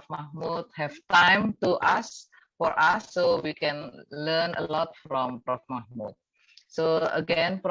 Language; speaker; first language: English; non-native, fluent; Indonesian